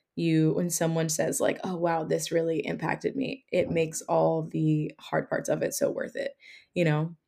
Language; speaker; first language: English; native; English